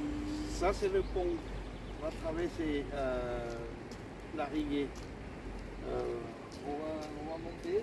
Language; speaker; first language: French; non-native, learner; Hmong